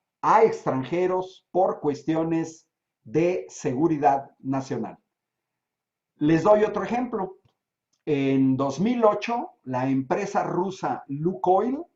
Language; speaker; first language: Spanish; native; Spanish